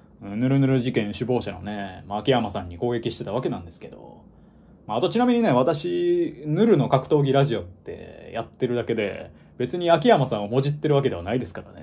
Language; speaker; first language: Japanese; native; Japanese